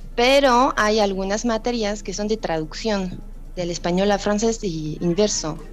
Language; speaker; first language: Spanish; non-native, fluent; French